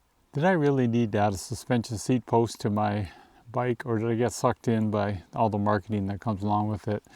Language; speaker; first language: English; native; English